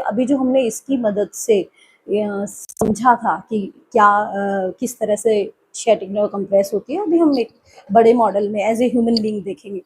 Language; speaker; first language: Hindi; native; Hindi